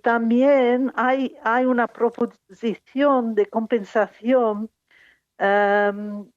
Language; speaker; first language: Spanish; non-native, fluent; English